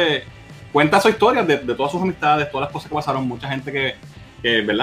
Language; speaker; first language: Spanish; native; Spanish